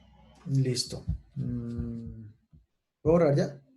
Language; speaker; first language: Spanish; native; Spanish